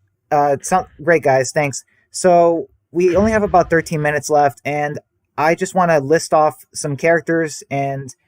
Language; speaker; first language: English; native; English